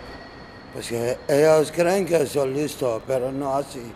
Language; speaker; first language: Spanish; non-native, learner; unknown